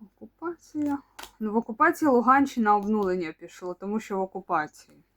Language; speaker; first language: Ukrainian; non-native, local second language; Russian